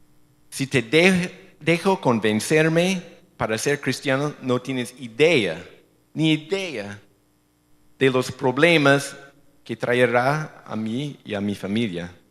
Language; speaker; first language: Spanish; non-native, fluent; English